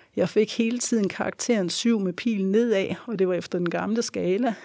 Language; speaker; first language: Danish; native; Danish